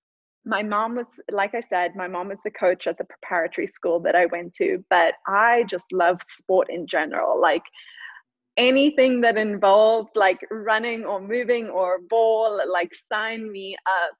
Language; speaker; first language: English; native; English